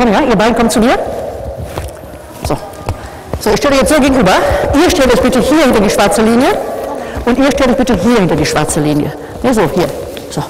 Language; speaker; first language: German; native; German